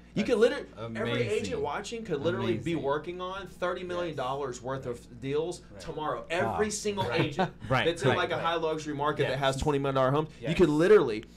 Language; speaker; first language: English; native; English